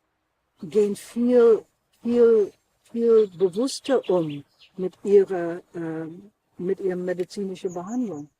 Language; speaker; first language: German; non-native, fluent; English